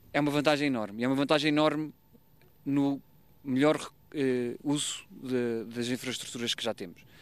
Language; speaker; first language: Portuguese; native; Portuguese